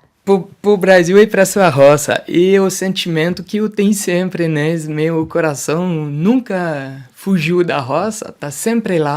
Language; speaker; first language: Portuguese; non-native, fluent; French